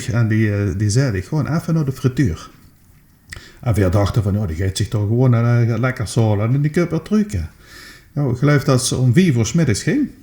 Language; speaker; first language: Dutch; native; Dutch